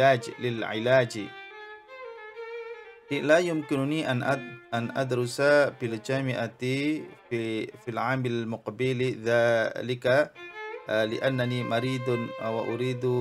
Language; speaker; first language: Arabic; non-native, fluent; Indonesian